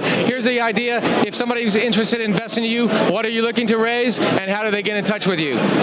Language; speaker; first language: English; native; English